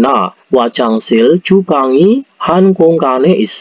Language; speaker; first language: Korean; non-native, fluent; Indonesian